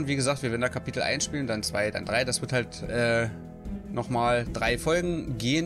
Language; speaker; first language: German; native; German